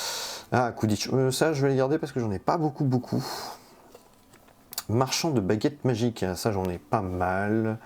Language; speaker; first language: French; native; French